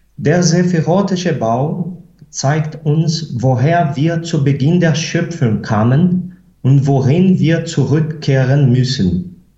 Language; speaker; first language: German; non-native, fluent; Portuguese